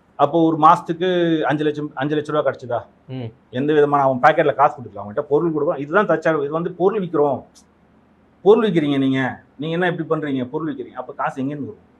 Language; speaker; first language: Tamil; non-native, local second language; Telugu